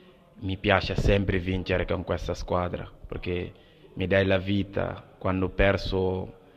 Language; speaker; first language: Italian; non-native, learner; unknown